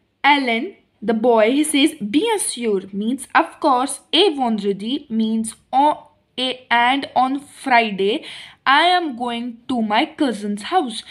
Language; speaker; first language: English; non-native, local second language; Hindi